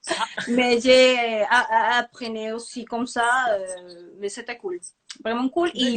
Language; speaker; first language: French; non-native, fluent; Spanish